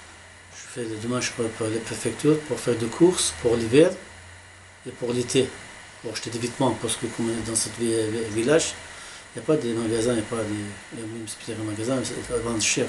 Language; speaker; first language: French; non-native, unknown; Arabic